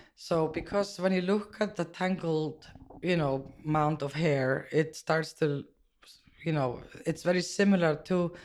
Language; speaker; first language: English; non-native, fluent; Icelandic